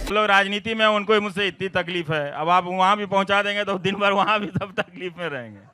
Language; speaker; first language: Hindi; non-native, local second language; Bhojpuri